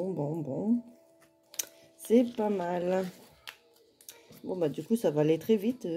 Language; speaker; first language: French; native; French